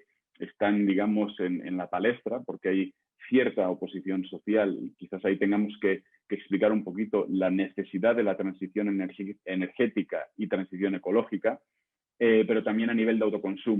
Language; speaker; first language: Spanish; native; Spanish